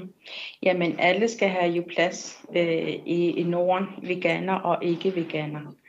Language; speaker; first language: Danish; non-native, local second language; Kalaallisut